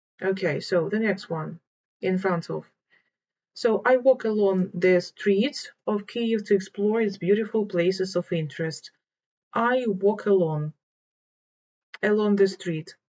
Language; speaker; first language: English; non-native, fluent; Ukrainian